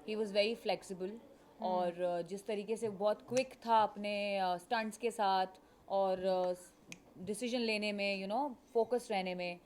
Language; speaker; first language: Hindi; native; Hindi